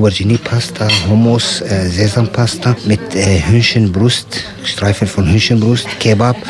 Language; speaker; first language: German; non-native, learner; Arabic